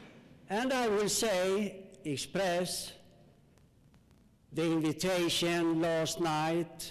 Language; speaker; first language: English; non-native, learner; Swedish